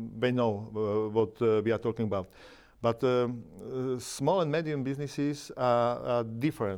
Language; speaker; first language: English; non-native, learner; Slovak